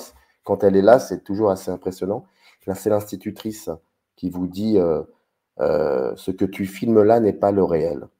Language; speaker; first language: French; native; French